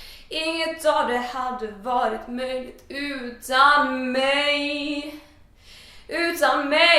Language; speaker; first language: Swedish; native; Swedish